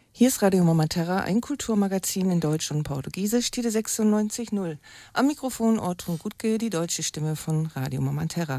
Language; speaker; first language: German; native; German